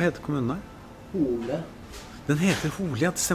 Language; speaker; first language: Norwegian; native; Norwegian